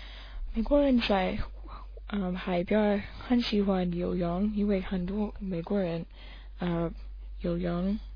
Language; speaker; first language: Chinese; non-native, learner; English